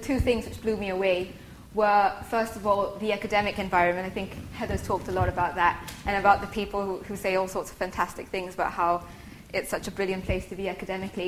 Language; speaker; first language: English; native; English